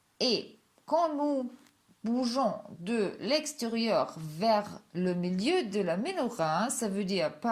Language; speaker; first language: French; non-native, fluent; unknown